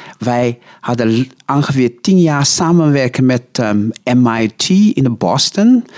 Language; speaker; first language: Dutch; non-native, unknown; Chinese